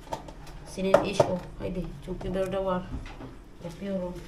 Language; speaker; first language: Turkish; non-native, learner; Filipino